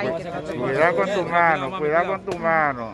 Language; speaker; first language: Spanish; native; Spanish